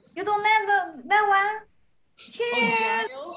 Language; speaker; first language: English; non-native, fluent; Chinese